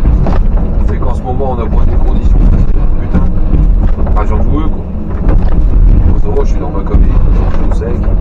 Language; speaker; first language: French; native; French